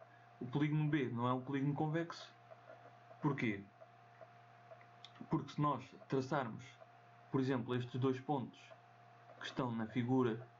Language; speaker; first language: Portuguese; native; Portuguese